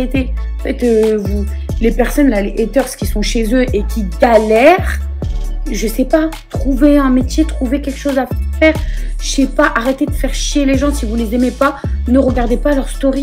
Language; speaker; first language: French; native; French